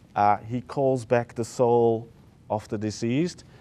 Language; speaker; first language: English; non-native, fluent; Dutch